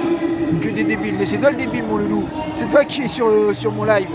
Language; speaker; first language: French; native; French